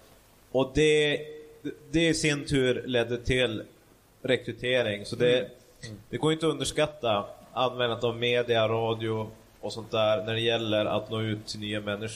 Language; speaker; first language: Swedish; native; Swedish